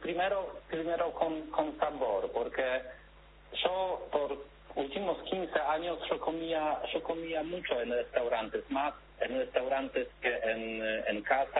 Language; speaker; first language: Spanish; non-native, fluent; Polish